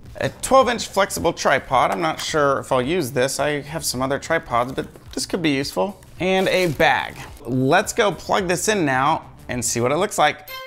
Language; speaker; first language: English; native; English